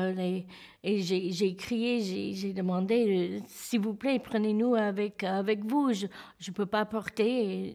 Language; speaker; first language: French; non-native, fluent; English